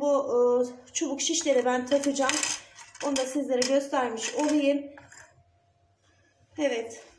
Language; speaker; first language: Turkish; native; Turkish